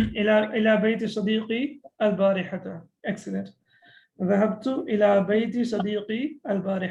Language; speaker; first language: Arabic; non-native, fluent; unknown